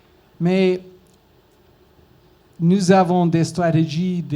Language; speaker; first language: French; non-native, learner; English